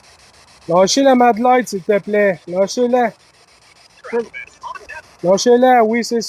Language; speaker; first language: French; native; French